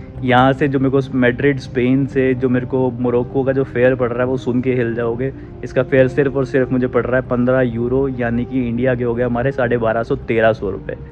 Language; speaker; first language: Hindi; native; Hindi